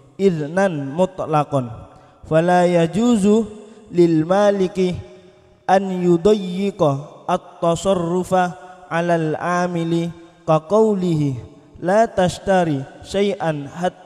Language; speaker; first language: Arabic; non-native, learner; Javanese